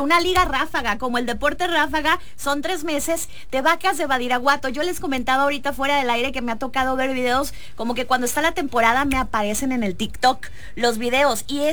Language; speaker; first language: Spanish; native; Spanish